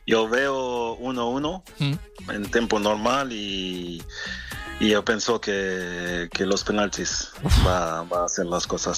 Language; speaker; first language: Spanish; non-native, fluent; French